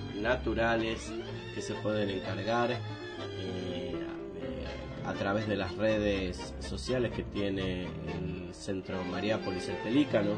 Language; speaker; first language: Spanish; native; Spanish